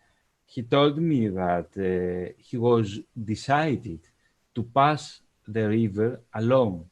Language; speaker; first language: English; non-native, fluent; Greek